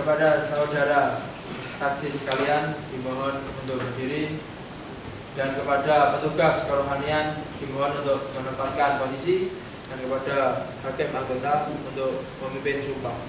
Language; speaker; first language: Indonesian; native; Indonesian